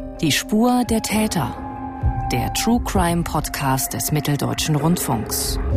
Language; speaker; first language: German; native; German